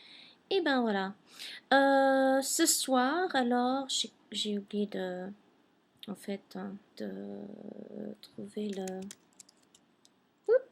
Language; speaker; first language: French; non-native, fluent; English